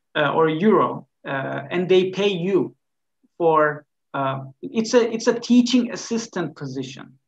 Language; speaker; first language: English; non-native, fluent; Turkish